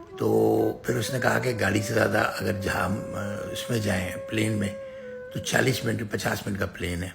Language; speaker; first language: Urdu; native; Urdu